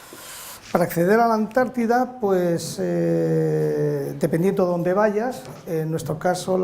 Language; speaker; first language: Spanish; native; Spanish